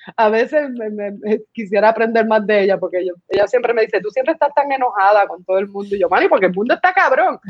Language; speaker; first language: Spanish; early bilingual, other home language; English